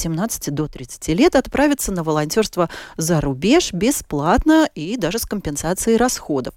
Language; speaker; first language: Russian; native; Russian